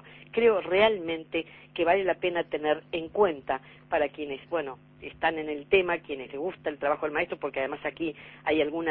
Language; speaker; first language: Spanish; native; Spanish